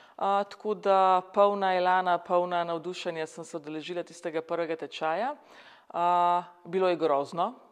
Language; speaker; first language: Slovenian; native; Slovenian